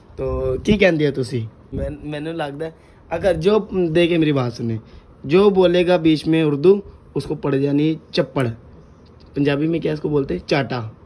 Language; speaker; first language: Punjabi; non-native, local second language; Urdu